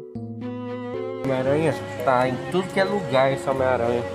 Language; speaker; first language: Portuguese; native; Portuguese